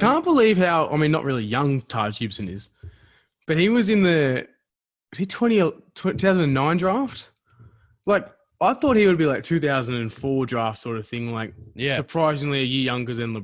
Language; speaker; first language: English; native; English